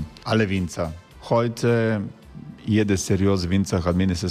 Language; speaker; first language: German; non-native, learner; Croatian